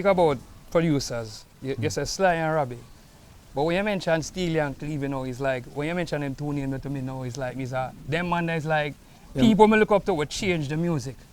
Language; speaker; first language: English; native; English